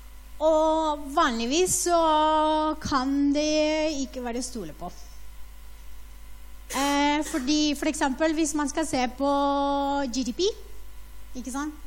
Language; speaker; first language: Norwegian; non-native, fluent; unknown